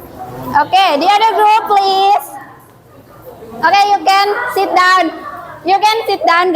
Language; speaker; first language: English; non-native, fluent; Indonesian